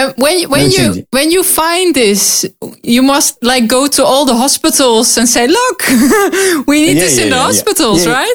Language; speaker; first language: English; non-native, learner; Dutch